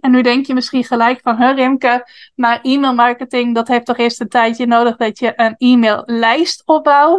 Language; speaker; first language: Dutch; native; Dutch